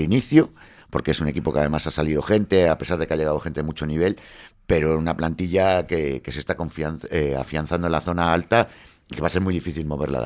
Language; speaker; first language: Spanish; native; Spanish